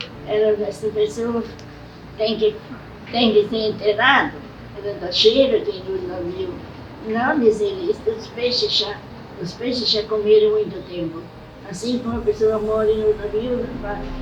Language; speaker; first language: Portuguese; non-native, local second language; German